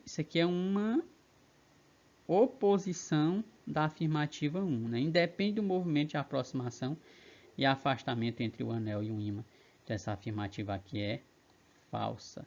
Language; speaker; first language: Portuguese; native; Portuguese